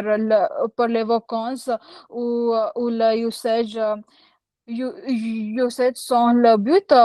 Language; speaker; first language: French; non-native, learner; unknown